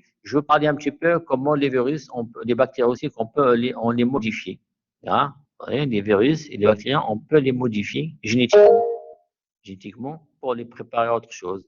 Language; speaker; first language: French; non-native, local second language; Arabic